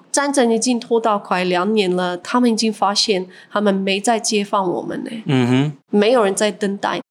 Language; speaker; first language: Chinese; non-native, fluent; Ukrainian